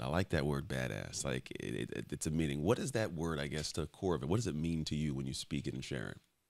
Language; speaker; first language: English; native; English